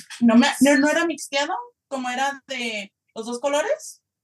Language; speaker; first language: Spanish; early bilingual, heritage; Spanish